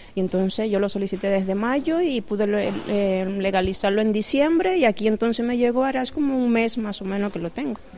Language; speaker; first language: Spanish; native; Spanish